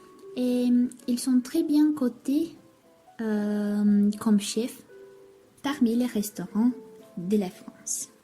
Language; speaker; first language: French; non-native, learner; Romanian